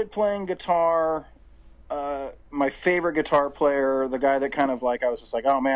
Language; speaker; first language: English; native; English